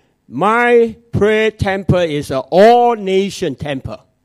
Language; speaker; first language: English; non-native, local second language; Min Nan Chinese